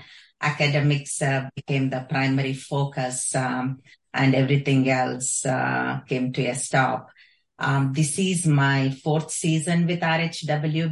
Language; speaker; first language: English; non-native, local second language; Kannada